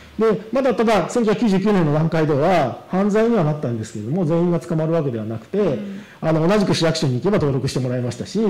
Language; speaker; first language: Japanese; native; Japanese